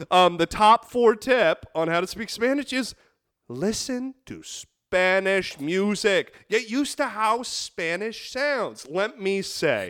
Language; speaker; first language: English; native; English